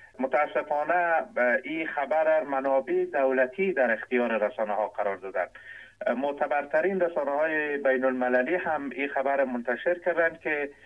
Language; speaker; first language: Persian; native; Persian